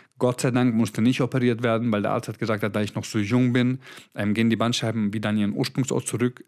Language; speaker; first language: German; early bilingual, other home language; Croatian